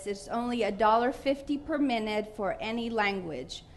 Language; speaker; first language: English; non-native, fluent; Spanish